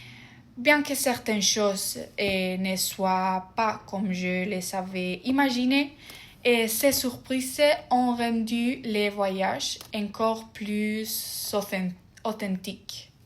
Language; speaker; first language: French; non-native, fluent; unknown